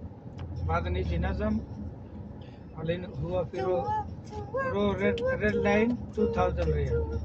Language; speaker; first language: Arabic; non-native, learner; Filipino